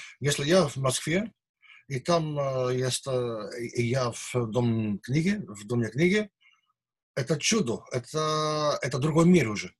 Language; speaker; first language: Russian; non-native, learner; Dutch